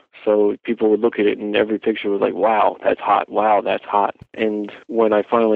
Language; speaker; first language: English; native; English